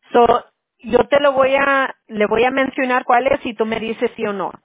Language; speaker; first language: Spanish; early bilingual, other home language; English